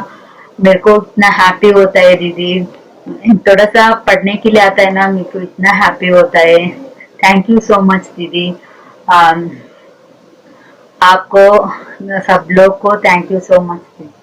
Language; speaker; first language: Hindi; non-native, local second language; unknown